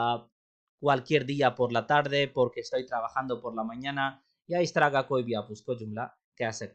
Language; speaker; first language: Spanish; non-native, fluent; Urdu